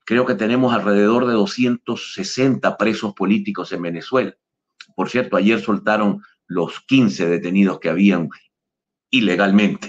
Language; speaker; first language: Spanish; native; Spanish